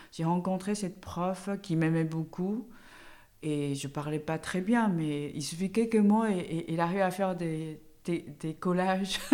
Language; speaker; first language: French; non-native, fluent; Chinese